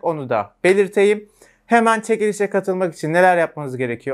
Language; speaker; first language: Turkish; native; Turkish